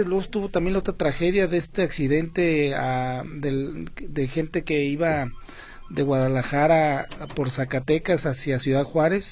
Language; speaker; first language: Spanish; native; Spanish